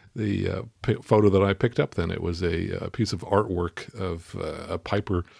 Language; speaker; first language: English; native; English